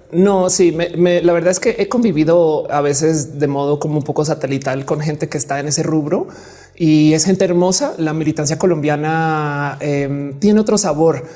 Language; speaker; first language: Spanish; native; Spanish